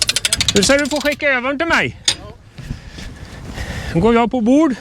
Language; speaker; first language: Swedish; native; Swedish